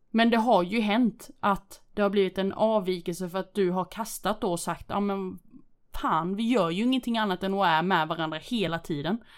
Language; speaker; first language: Swedish; early bilingual, other home language; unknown